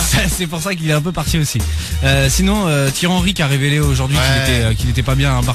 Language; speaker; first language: French; native; French